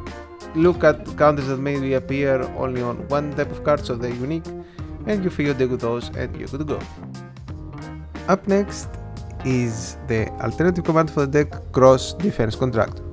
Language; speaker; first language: English; non-native, fluent; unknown